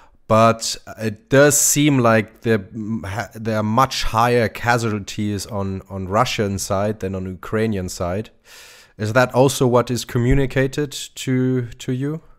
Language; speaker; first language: English; non-native, fluent; German